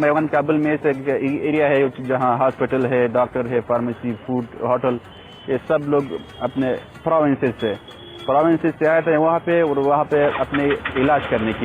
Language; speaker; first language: Hindi; non-native, fluent; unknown